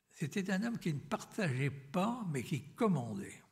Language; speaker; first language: French; native; French